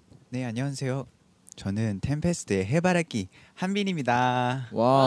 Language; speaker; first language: Korean; non-native, learner; Vietnamese